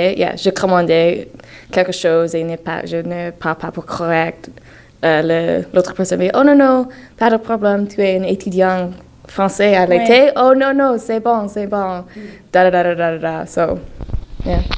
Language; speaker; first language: French; non-native, learner; English